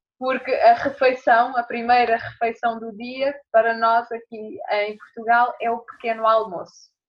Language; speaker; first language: Portuguese; native; Portuguese